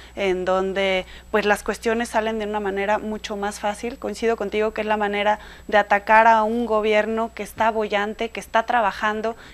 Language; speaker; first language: Spanish; native; Spanish